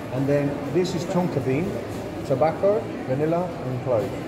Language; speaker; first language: English; native; English